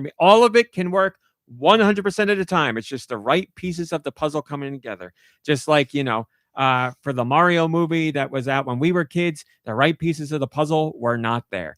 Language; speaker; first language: English; native; English